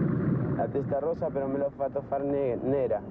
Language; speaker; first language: Italian; non-native, learner; Spanish